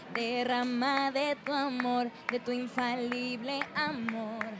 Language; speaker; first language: Spanish; native; Spanish